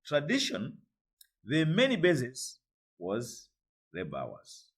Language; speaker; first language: English; non-native, local second language; Swahili